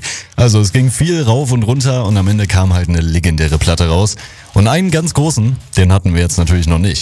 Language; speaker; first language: German; native; German